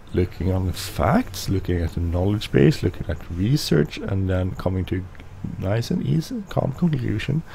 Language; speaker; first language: English; non-native, fluent; Swedish